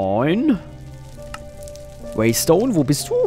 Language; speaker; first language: German; native; German